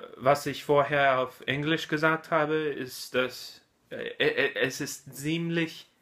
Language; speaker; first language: German; non-native, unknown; English